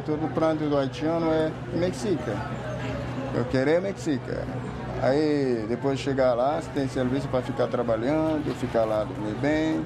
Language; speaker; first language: Portuguese; non-native, learner; Haitian Creole